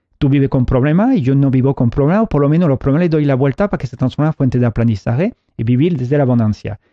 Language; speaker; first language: Spanish; early bilingual, heritage; Spanish